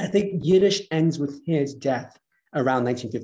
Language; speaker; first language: English; native; English